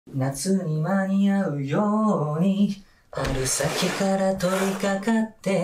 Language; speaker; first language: Japanese; native; Japanese